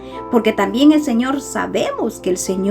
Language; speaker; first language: Spanish; native; Spanish